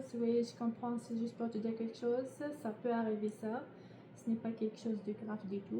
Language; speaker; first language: French; non-native, learner; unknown